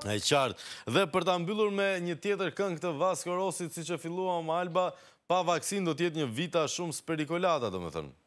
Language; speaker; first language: Albanian; native; Albanian